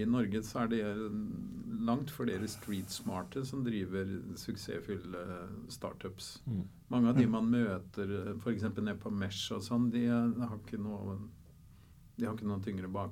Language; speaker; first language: Norwegian; native; Norwegian